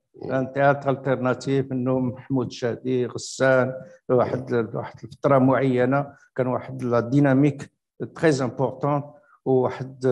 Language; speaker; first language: Arabic; native; Arabic